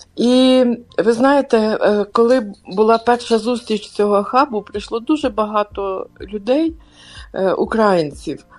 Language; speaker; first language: Ukrainian; non-native, local second language; Russian